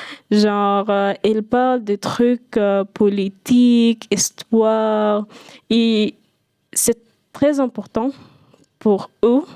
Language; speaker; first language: French; non-native, fluent; Arabic